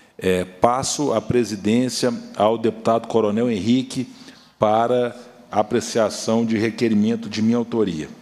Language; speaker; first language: Portuguese; native; Portuguese